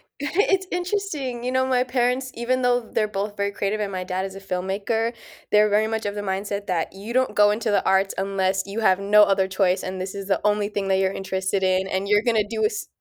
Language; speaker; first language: English; native; English